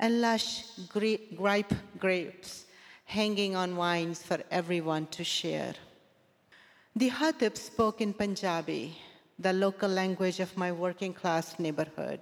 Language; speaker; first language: English; non-native, local second language; Punjabi